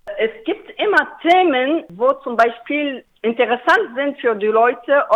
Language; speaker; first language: German; non-native, learner; Arabic